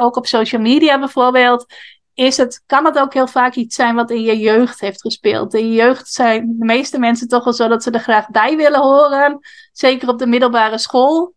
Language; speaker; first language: Dutch; native; Dutch